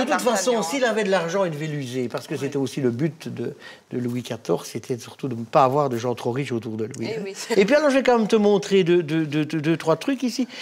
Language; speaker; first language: French; native; French